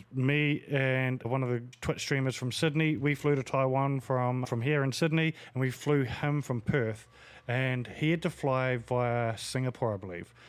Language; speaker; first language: English; native; English